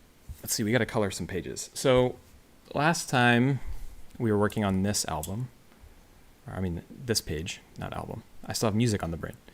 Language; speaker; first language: English; native; English